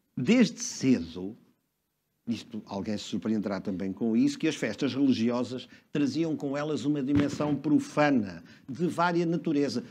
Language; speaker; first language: Portuguese; native; Portuguese